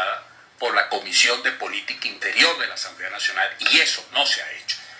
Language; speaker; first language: Spanish; native; Spanish